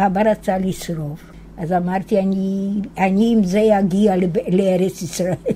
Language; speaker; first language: Hebrew; non-native, fluent; Yiddish